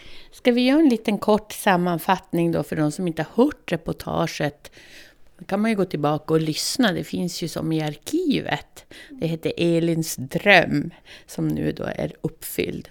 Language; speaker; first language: Swedish; native; Swedish